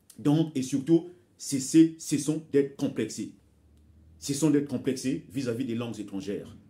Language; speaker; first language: French; non-native, local second language; Bembe